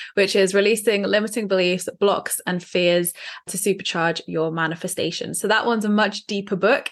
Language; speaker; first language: English; native; English